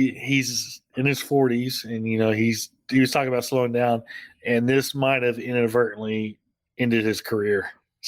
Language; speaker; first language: English; native; English